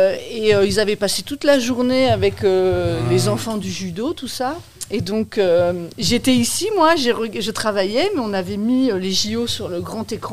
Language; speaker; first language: French; native; French